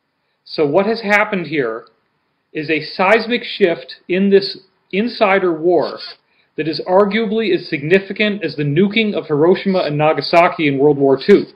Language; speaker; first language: English; native; English